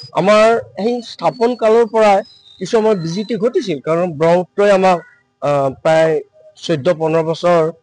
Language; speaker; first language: Assamese; native; Assamese